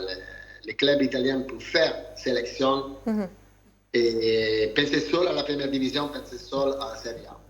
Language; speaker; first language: French; non-native, learner; Italian